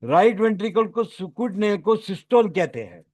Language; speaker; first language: Hindi; non-native, local second language; Marathi